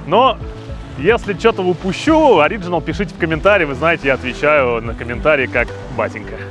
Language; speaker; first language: Russian; native; Russian